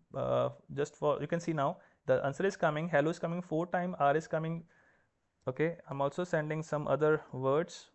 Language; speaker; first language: English; non-native, local second language; Punjabi